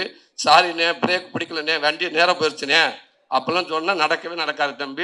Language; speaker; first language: Tamil; native; Tamil